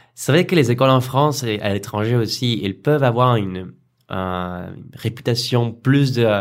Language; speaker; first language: French; non-native, fluent; Spanish